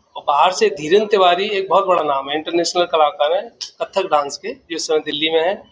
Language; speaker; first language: Hindi; native; Hindi